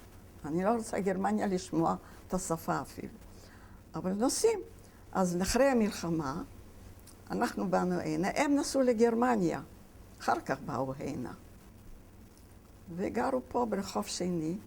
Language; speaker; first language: Hebrew; non-native, fluent; Yiddish